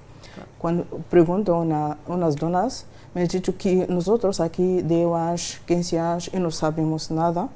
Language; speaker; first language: Spanish; non-native, learner; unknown